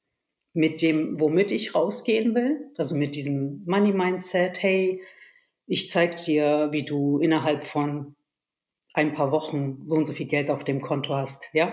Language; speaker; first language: German; early bilingual, other home language; Turkish